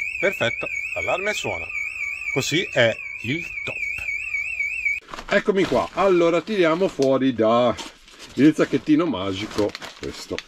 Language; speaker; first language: Italian; native; Italian